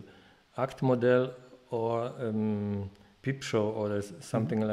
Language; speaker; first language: German; non-native, fluent; Polish